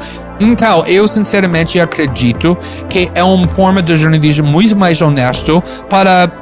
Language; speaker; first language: Portuguese; non-native, fluent; English